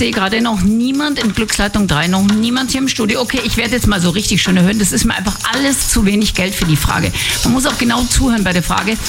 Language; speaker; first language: German; native; German